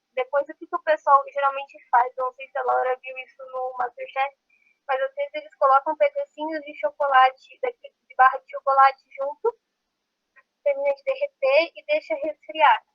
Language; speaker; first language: Portuguese; native; Portuguese